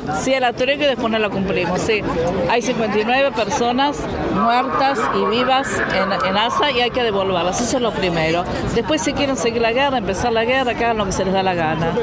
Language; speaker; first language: Spanish; early bilingual, heritage; Spanish